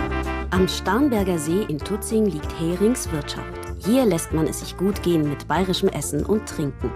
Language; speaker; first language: German; native; German